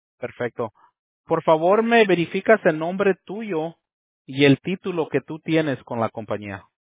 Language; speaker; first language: Spanish; early bilingual, heritage; Spanish